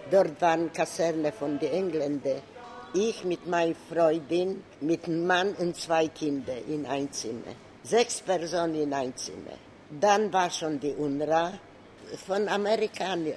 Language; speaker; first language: German; non-native, learner; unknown